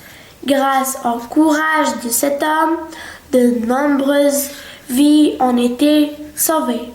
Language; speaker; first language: French; non-native, local second language; Arabic